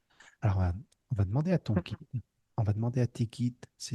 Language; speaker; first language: French; native; French